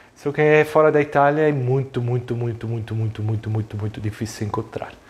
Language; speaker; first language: Portuguese; non-native, fluent; Italian